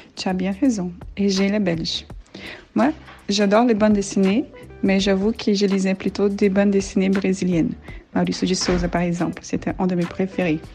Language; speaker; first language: French; non-native, learner; Portuguese